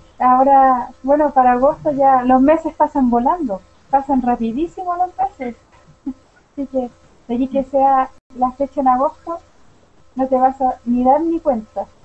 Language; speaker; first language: Spanish; native; Spanish